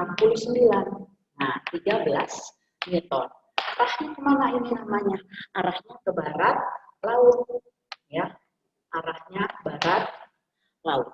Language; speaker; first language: Indonesian; native; Indonesian